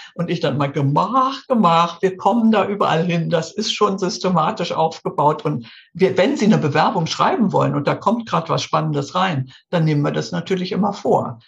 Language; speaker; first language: German; native; German